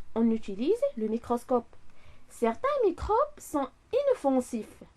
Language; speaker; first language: French; non-native, local second language; Arabic